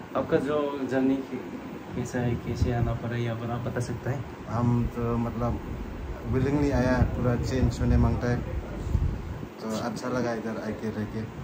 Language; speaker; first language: Hindi; non-native, local second language; Garo